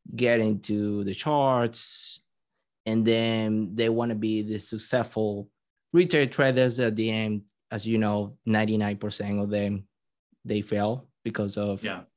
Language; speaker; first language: English; non-native, fluent; Spanish